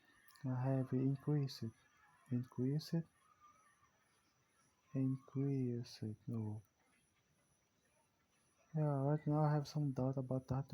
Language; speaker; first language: English; non-native, learner; Portuguese